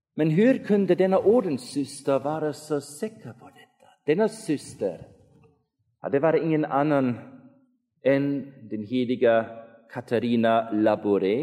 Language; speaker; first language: Swedish; non-native, fluent; German